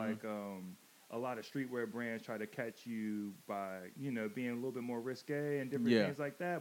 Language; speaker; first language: English; native; English